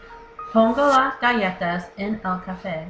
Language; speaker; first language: Spanish; non-native, learner; English